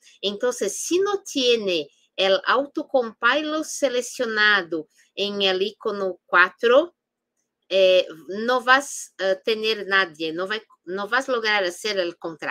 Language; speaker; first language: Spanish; non-native, fluent; Portuguese